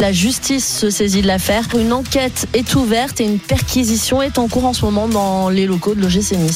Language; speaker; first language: French; native; French